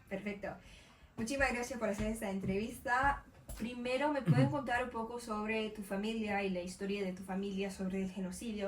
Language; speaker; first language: Spanish; non-native, learner; English